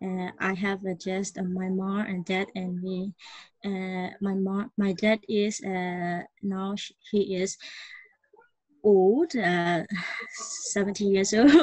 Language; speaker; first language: English; non-native, learner; Burmese